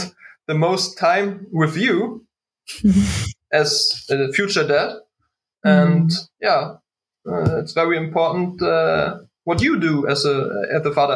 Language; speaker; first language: English; non-native, learner; German